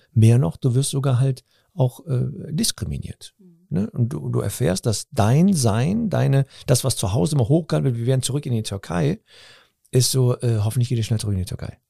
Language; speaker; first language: German; early bilingual, other home language; Turkish